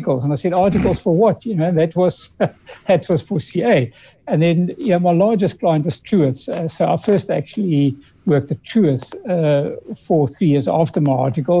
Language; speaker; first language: English; early bilingual, other home language; Dutch